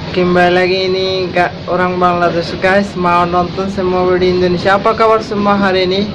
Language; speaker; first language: Indonesian; non-native, learner; Bangla